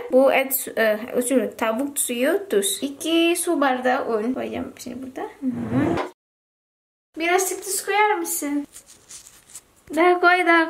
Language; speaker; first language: Turkish; non-native, learner; Indonesian